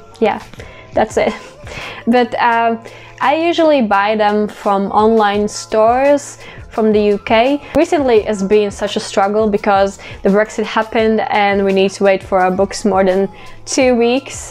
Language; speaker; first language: English; non-native, fluent; Latvian